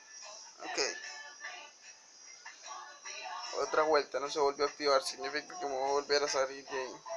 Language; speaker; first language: Spanish; native; Spanish